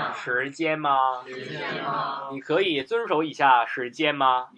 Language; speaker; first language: Chinese; non-native, fluent; Korean